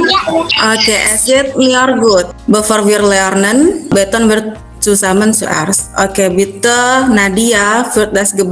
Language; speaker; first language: German; non-native, fluent; Indonesian